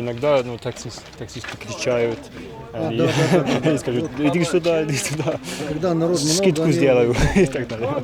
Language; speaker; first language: Russian; non-native, learner; English